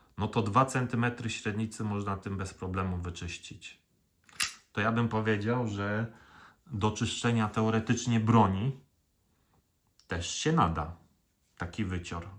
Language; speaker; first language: Polish; native; Polish